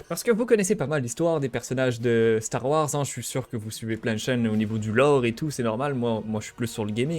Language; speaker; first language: French; native; French